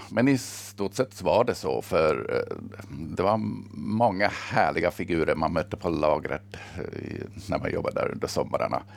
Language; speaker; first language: Swedish; early bilingual, other home language; Finnish